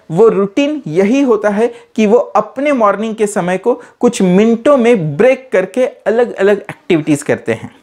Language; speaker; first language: Hindi; non-native, local second language; Marathi